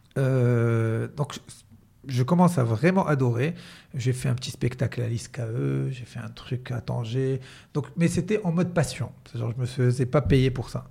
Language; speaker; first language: French; non-native, local second language; Arabic